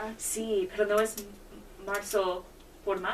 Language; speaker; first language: Spanish; non-native, learner; English